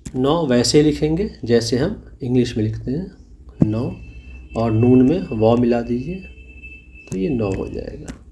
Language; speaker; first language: Hindi; native; Hindi